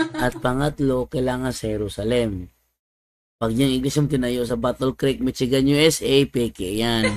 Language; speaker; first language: Filipino; non-native, local second language; Cebuano